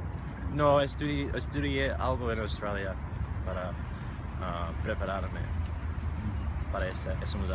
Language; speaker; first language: Spanish; non-native, fluent; English